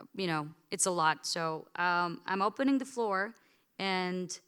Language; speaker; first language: English; non-native, fluent; Bulgarian